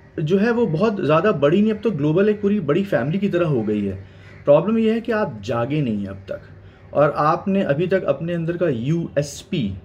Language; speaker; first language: Hindi; native; Hindi